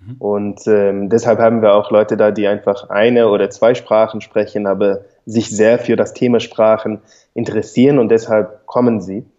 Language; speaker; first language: German; non-native, fluent; English